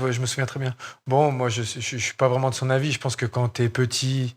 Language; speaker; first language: French; native; French